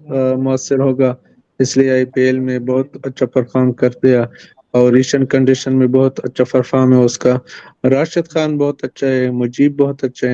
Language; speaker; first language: Hindi; non-native, fluent; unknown